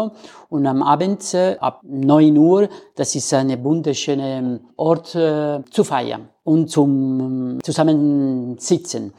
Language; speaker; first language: German; non-native, fluent; Spanish